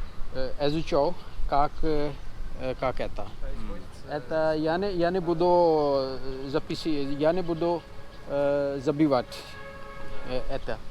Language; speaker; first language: Russian; non-native, learner; Urdu